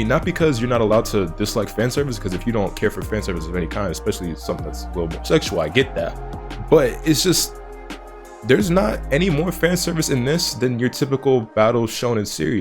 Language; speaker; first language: English; native; English